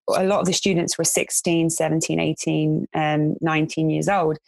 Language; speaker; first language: English; native; English